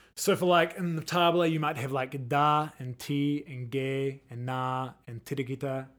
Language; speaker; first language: English; native; English